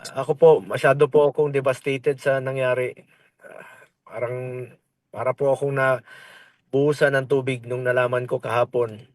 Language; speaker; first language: Filipino; non-native, local second language; Cebuano